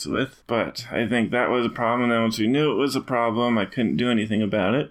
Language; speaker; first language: English; native; English